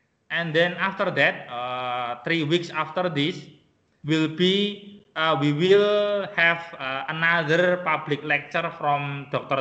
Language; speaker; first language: English; non-native, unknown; Indonesian